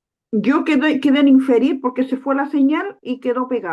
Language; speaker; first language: Spanish; native; Spanish